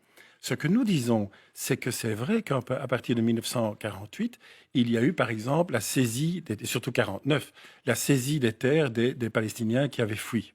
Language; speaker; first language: French; native; French